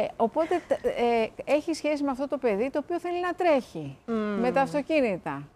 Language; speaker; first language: Greek; native; Greek